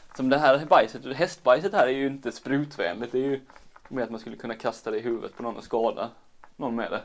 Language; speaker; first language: Swedish; native; Swedish